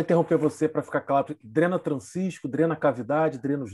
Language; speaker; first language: Portuguese; native; Portuguese